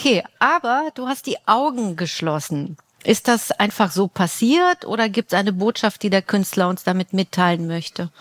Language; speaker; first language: German; native; German